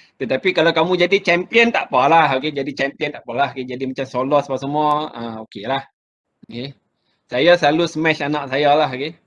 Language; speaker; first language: Malay; native; Malay